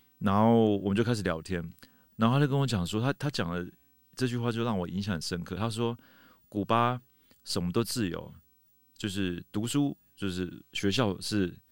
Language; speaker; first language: Chinese; native; Chinese